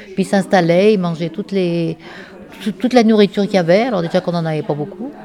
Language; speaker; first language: French; native; French